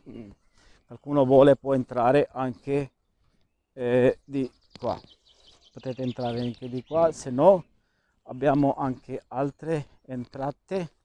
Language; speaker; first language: Italian; non-native, learner; Urdu